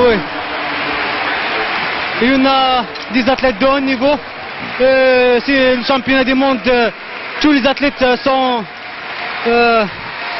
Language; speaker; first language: French; non-native, local second language; Arabic